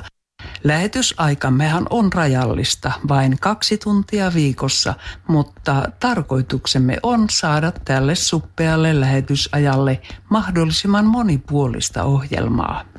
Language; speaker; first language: Finnish; native; Finnish